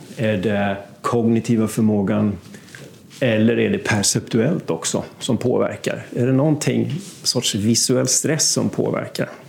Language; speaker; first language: Swedish; native; Swedish